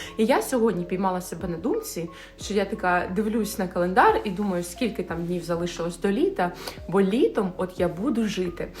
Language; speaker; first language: Ukrainian; native; Ukrainian